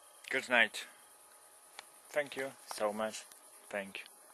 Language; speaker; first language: English; non-native, learner; Polish